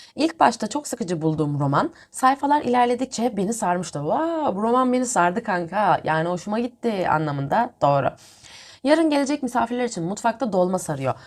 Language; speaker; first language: Turkish; native; Turkish